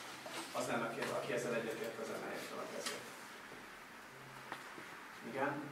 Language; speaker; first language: Hungarian; native; Hungarian